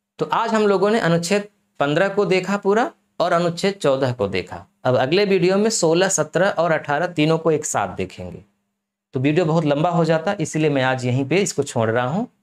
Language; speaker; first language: Hindi; native; Hindi